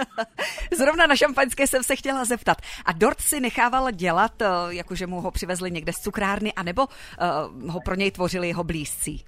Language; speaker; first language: Czech; native; Czech